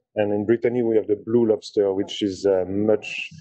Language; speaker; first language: English; non-native, fluent; French